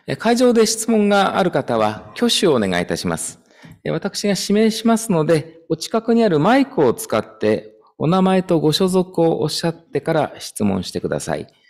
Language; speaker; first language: Japanese; native; Japanese